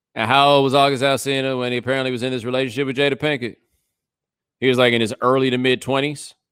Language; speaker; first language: English; native; English